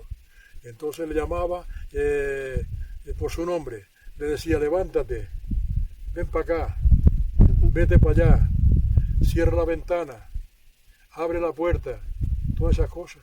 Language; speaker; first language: Spanish; native; Spanish